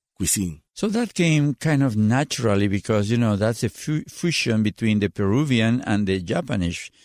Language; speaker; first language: English; non-native, fluent; Spanish